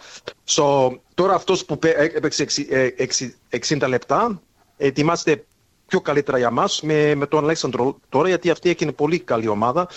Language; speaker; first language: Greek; early bilingual, heritage; English